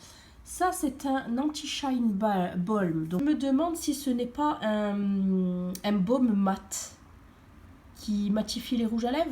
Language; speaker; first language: French; native; French